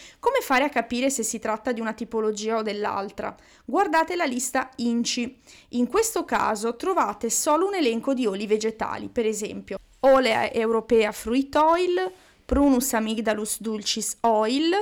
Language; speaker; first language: Italian; native; Italian